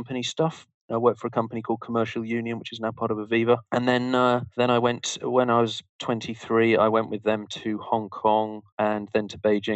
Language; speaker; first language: English; native; English